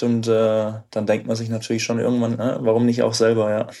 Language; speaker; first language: German; native; German